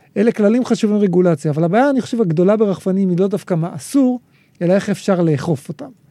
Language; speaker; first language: Hebrew; native; Hebrew